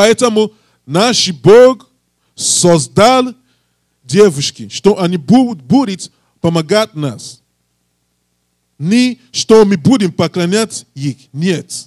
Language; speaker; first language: Russian; non-native, learner; English